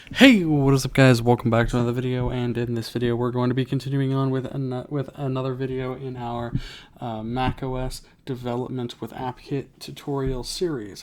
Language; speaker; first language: English; native; English